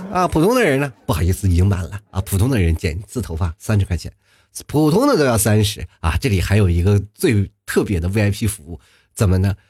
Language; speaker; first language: Chinese; native; Chinese